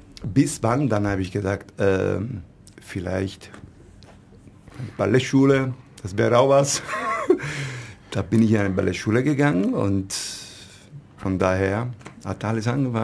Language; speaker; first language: German; non-native, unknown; Italian